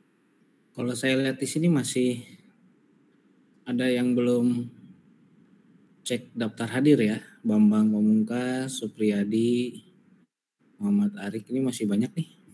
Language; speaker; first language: Indonesian; native; Indonesian